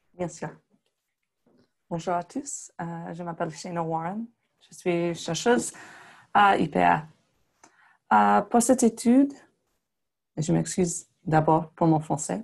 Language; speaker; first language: French; non-native, fluent; English